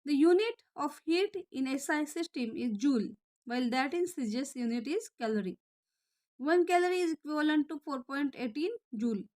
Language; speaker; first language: English; non-native, local second language; Marathi